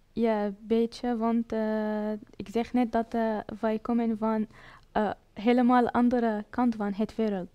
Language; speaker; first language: Dutch; non-native, learner; Arabic